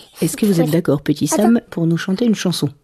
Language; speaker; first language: French; native; French